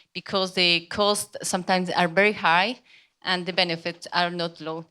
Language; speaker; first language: English; non-native, fluent; Spanish